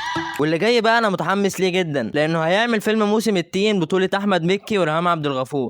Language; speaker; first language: Arabic; native; Arabic